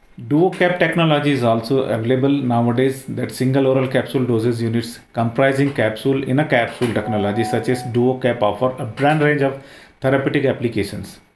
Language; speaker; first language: English; non-native, local second language; Hindi